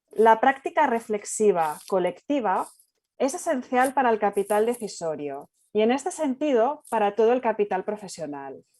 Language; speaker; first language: Spanish; non-native, local second language; Catalan